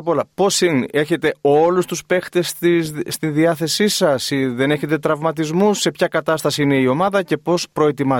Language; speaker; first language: Greek; native; Greek